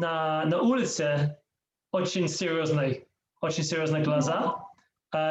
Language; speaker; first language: Russian; non-native, learner; English